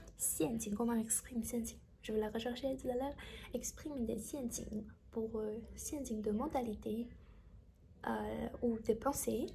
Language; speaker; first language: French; non-native, learner; Chinese